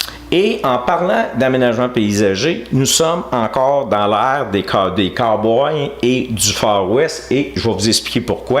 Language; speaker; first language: French; native; French